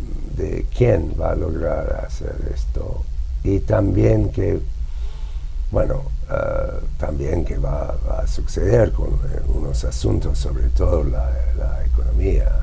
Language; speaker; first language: Spanish; non-native, fluent; English